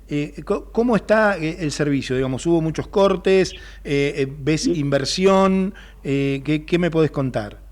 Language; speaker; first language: Spanish; native; Spanish